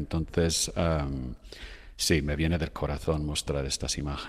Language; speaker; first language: Spanish; non-native, fluent; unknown